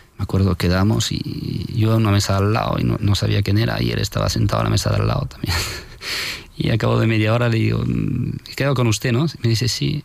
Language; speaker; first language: Spanish; non-native, fluent; French